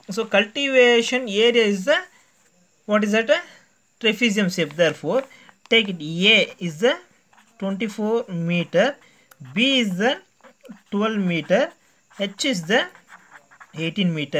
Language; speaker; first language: English; non-native, local second language; Tamil